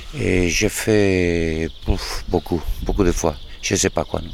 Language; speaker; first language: French; non-native, learner; Spanish